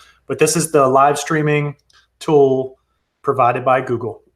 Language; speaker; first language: English; native; English